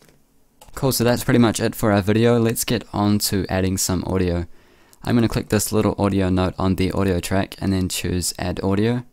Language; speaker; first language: English; native; English